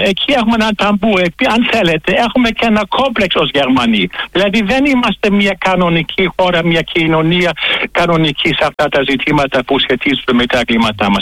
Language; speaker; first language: Greek; non-native, fluent; German